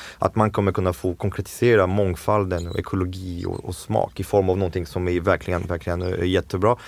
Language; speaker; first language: Swedish; non-native, fluent; French